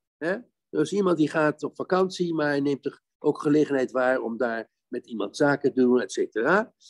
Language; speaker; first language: Dutch; native; Dutch